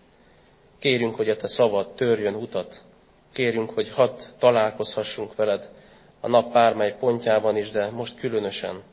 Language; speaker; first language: Hungarian; native; Hungarian